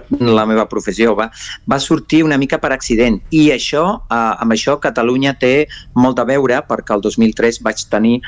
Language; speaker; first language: Catalan; non-native, fluent; Spanish